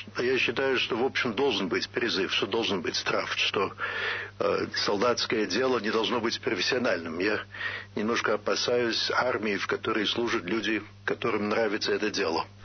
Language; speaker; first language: Russian; early bilingual, heritage; Russian